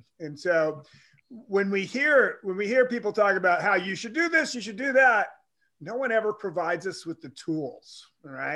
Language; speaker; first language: English; native; English